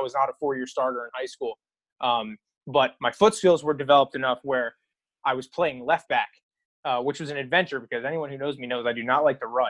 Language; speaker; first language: English; native; English